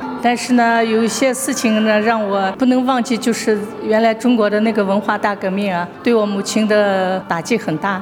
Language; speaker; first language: Chinese; native; Chinese